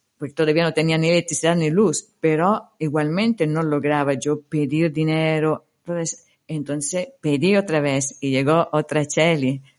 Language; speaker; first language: Spanish; non-native, fluent; Italian